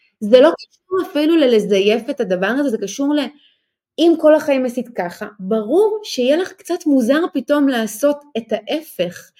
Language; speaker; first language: Hebrew; early bilingual, other home language; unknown